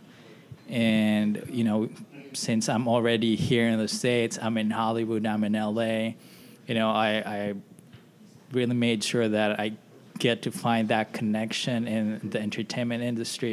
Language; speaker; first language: English; non-native, local second language; Filipino